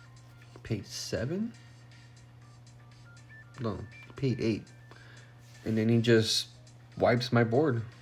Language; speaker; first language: English; native; English